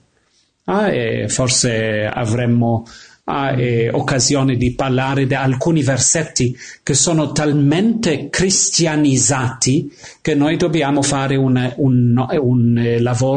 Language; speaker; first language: Italian; non-native, fluent; English